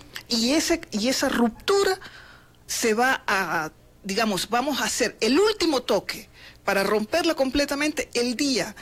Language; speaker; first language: Spanish; native; Spanish